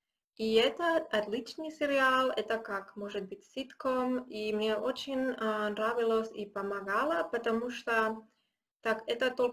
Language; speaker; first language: Russian; non-native, learner; Spanish